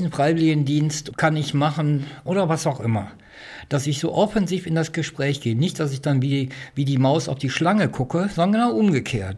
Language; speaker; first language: German; native; German